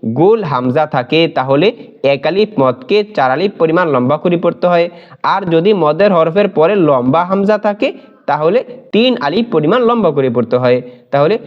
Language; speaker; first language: Bangla; native; Bangla